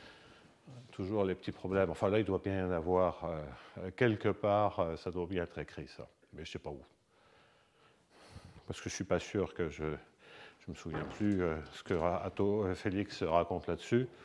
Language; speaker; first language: French; native; French